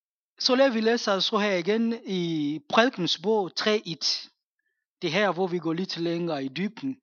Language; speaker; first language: Danish; non-native, fluent; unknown